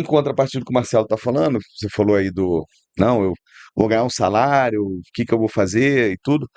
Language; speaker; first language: Portuguese; native; Portuguese